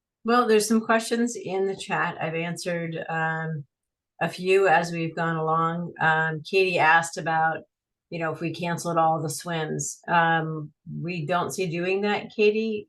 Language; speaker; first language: English; native; English